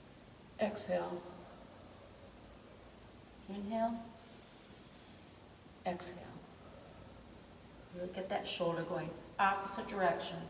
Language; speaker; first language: English; native; English